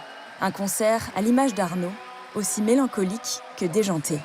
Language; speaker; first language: French; native; French